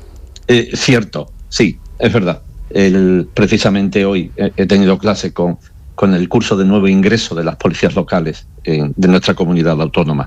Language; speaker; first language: Spanish; native; Spanish